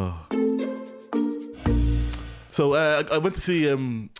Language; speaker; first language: English; native; English